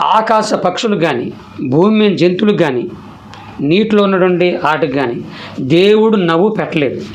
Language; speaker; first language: Telugu; non-native, local second language; Koya